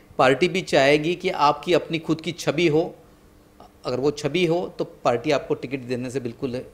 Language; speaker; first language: Hindi; non-native, local second language; Marathi